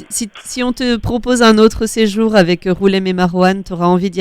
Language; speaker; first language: French; native; French